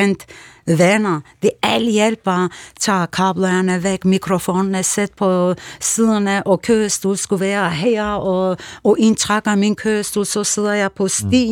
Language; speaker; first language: Danish; non-native, learner; Kurdish